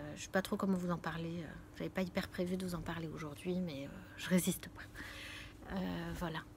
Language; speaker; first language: French; native; French